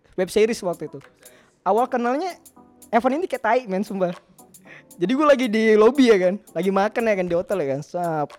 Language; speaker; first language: Indonesian; native; Indonesian